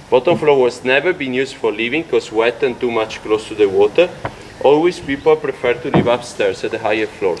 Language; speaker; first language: English; non-native, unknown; Italian